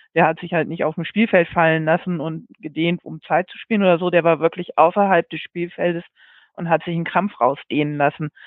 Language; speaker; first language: German; native; German